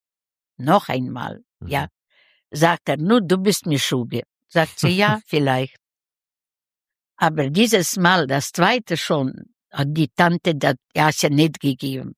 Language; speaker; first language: German; non-native, learner; Russian